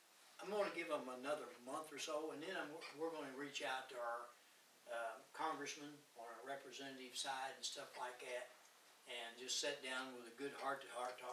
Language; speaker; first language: English; native; English